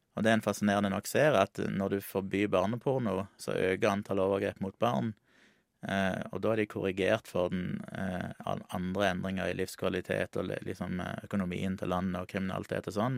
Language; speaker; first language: Norwegian; native; Norwegian